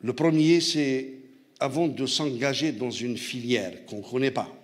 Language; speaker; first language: French; non-native, local second language; Arabic